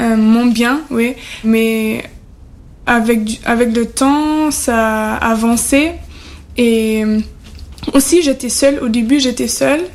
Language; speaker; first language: French; non-native, learner; German